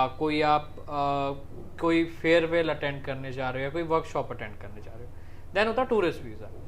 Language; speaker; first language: Hindi; non-native, local second language; Punjabi